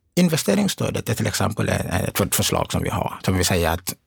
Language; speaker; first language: Swedish; non-native, fluent; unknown